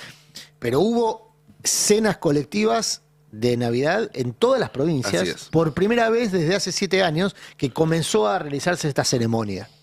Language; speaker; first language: Spanish; native; Spanish